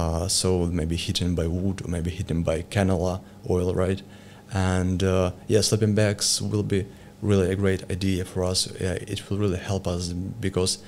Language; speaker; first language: English; non-native, learner; Ukrainian